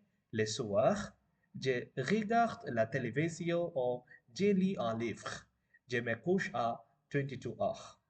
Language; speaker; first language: French; non-native, learner; Bangla